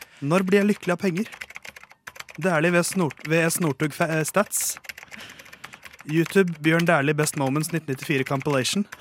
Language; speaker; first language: Norwegian; native; Norwegian